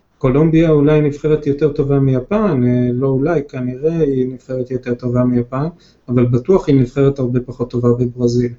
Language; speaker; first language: Hebrew; native; Hebrew